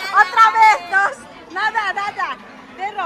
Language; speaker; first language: Spanish; non-native, fluent; Filipino